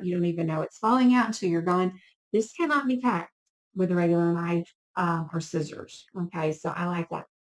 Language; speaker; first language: English; native; English